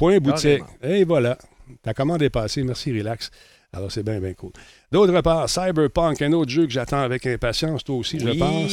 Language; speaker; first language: French; native; French